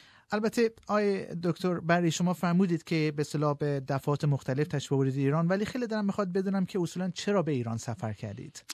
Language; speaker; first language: Persian; native; Persian